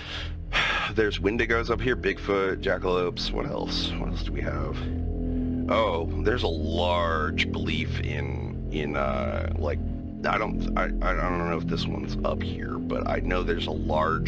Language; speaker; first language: English; native; English